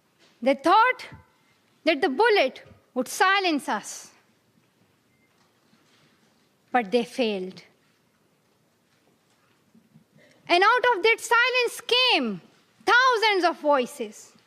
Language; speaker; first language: English; non-native, local second language; Pashto